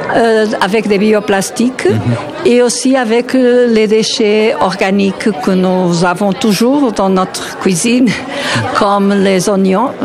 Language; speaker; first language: French; non-native, learner; Portuguese